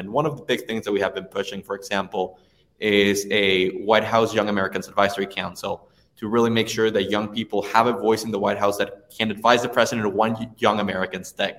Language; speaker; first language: English; non-native, fluent; Spanish